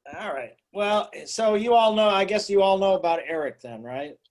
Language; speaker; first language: English; native; English